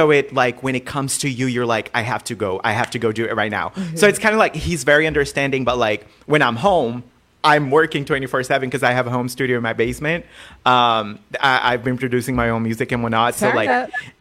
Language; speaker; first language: English; non-native, fluent; Portuguese